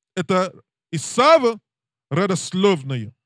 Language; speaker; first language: Russian; non-native, learner; English